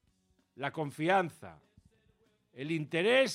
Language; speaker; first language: Spanish; native; Spanish